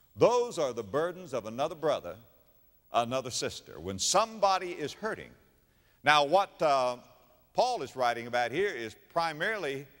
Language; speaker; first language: English; native; English